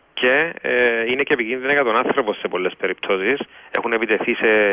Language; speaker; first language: Greek; native; Greek